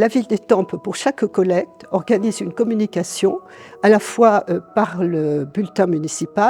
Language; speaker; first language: French; native; French